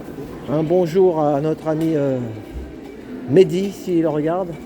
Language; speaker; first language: French; native; French